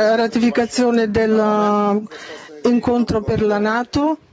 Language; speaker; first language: Italian; non-native, fluent; Macedonian